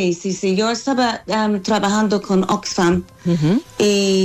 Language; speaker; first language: Spanish; non-native, learner; English